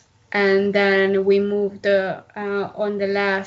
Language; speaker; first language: English; non-native, learner; Italian